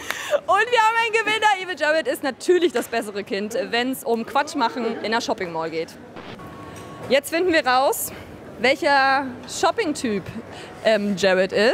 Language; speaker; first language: German; native; German